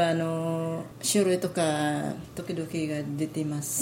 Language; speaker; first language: Japanese; non-native, learner; Filipino